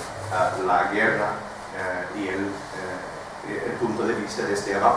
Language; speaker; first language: Spanish; non-native, fluent; English